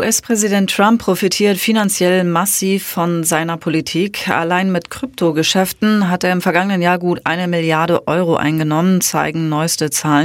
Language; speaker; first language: German; native; German